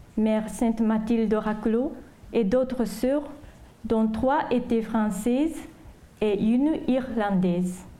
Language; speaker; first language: French; non-native, fluent; Japanese